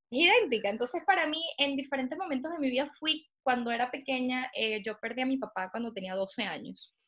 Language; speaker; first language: Spanish; native; Spanish